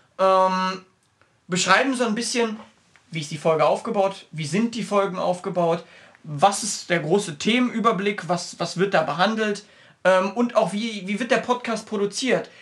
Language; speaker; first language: German; native; German